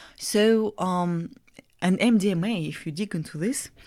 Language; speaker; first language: English; non-native, fluent; Russian